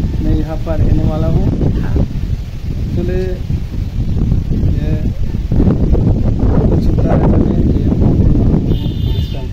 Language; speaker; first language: Hindi; non-native, local second language; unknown